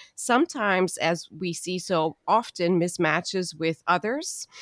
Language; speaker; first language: English; non-native, fluent; German